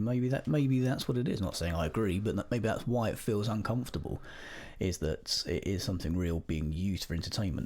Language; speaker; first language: English; native; English